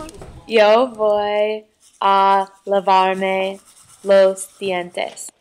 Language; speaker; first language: Spanish; non-native, learner; English